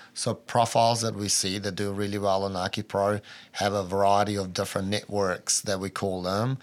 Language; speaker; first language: English; early bilingual, other home language; Albanian